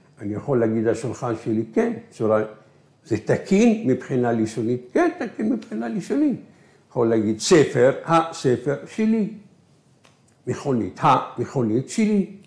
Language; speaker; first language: Hebrew; non-native, local second language; Arabic